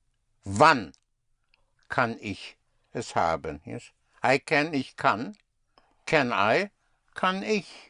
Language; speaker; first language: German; non-native, fluent; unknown